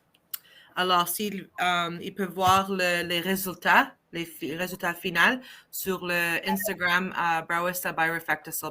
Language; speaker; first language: French; non-native, fluent; English